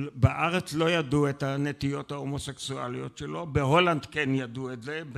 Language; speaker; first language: Hebrew; native; Hebrew